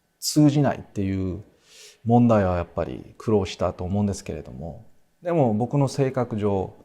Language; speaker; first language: Japanese; non-native, fluent; Korean